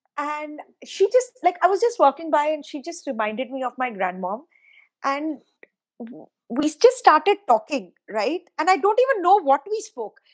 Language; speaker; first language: English; non-native, local second language; Hindi